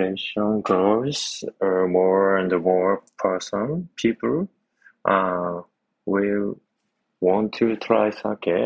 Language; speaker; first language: English; non-native, learner; Japanese